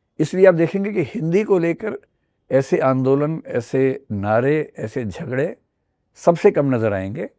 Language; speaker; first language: Hindi; native; Hindi